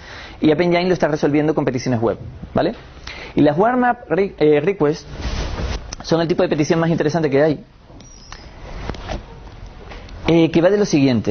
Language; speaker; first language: Spanish; native; Spanish